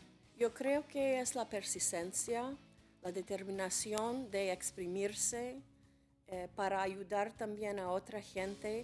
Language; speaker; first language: Spanish; non-native, fluent; English